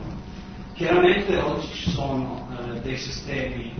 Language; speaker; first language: Italian; native; Italian